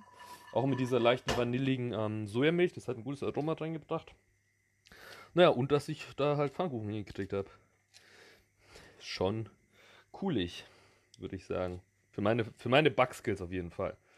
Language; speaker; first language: German; native; German